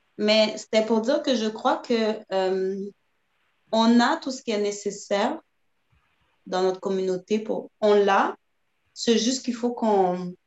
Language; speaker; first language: French; early bilingual, other home language; Haitian Creole